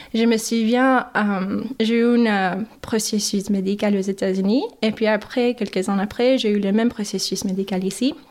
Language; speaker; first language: French; non-native, fluent; English